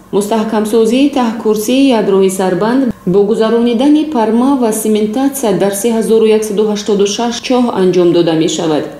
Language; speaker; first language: Tajik; native; Tajik